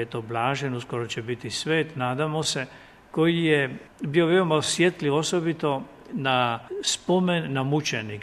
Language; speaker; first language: Croatian; native; Croatian